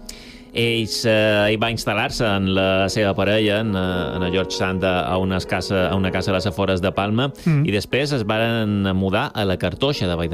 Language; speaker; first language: Catalan; native; Catalan